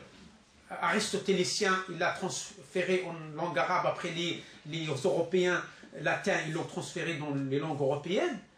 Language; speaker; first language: French; non-native, local second language; Arabic